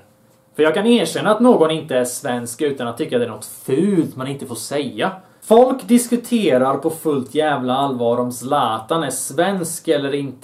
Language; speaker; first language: Swedish; early bilingual, other home language; Bosnian